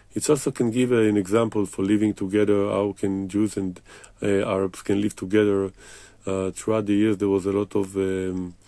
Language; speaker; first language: English; non-native, fluent; Hebrew